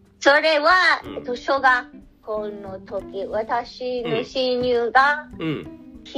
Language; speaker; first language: Japanese; non-native, learner; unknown